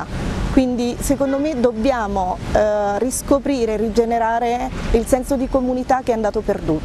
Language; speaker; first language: Italian; native; Italian